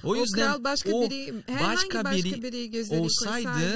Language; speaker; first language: Turkish; non-native, fluent; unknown